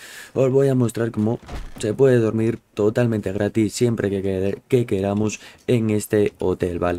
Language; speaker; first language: Spanish; native; Spanish